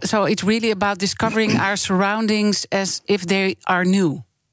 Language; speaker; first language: English; non-native, fluent; Dutch